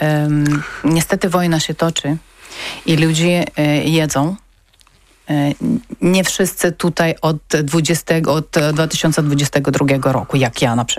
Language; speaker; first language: Polish; non-native, learner; Ukrainian